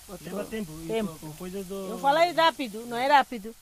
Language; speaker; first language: Portuguese; non-native, learner; Bangla